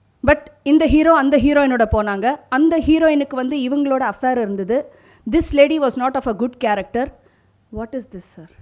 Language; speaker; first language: English; non-native, local second language; Tamil